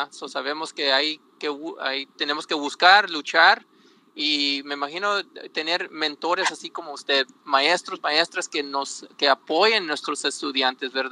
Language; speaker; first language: Spanish; early bilingual, heritage; Spanish